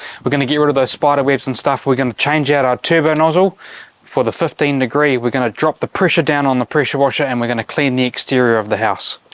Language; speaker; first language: English; native; English